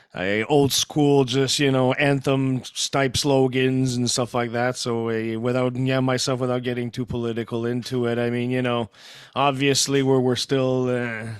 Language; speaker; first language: English; non-native, fluent; French